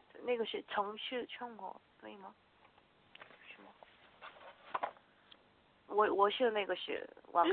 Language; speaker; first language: Chinese; non-native, learner; Korean